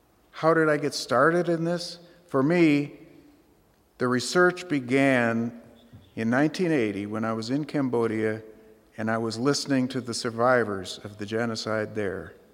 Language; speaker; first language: English; native; English